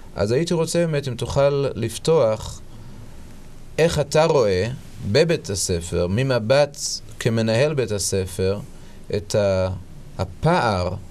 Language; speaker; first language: Hebrew; native; Hebrew